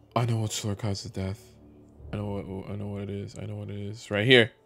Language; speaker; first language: English; native; English